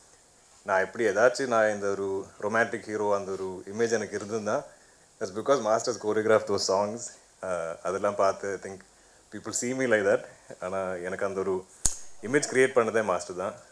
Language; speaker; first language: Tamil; non-native, fluent; Malayalam